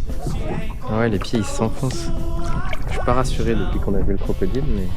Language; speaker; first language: French; native; French